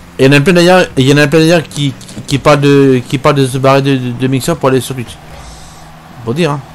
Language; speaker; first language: French; native; French